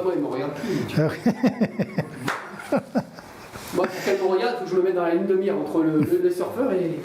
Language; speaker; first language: French; native; French